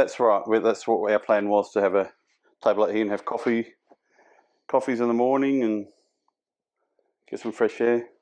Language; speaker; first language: English; native; English